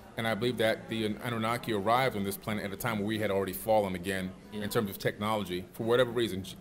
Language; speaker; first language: English; native; English